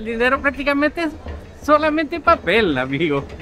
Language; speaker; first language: Spanish; native; Spanish